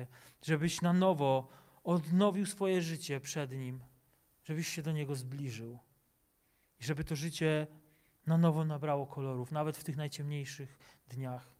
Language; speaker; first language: Polish; native; Polish